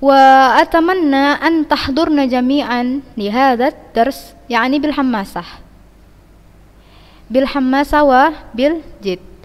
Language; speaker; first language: Arabic; non-native, fluent; Indonesian